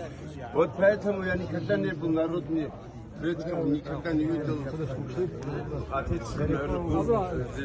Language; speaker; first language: Russian; non-native, local second language; Chechen